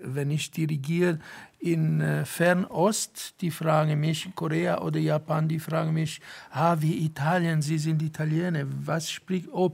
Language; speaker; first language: German; non-native, fluent; Italian